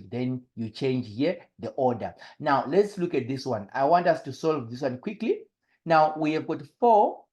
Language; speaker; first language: English; non-native, local second language; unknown